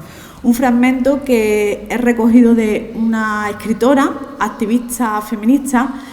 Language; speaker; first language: Spanish; native; Spanish